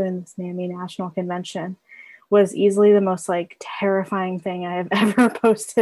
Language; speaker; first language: English; native; English